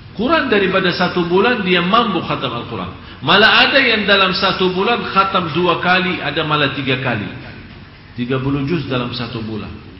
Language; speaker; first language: Indonesian; non-native, fluent; Arabic